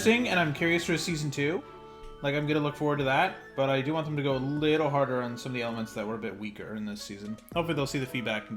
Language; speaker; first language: English; native; English